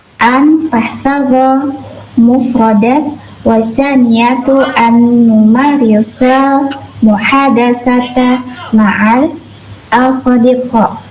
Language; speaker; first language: Arabic; non-native, learner; Indonesian